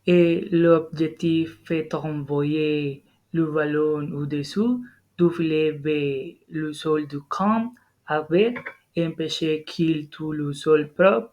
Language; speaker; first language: French; non-native, learner; Spanish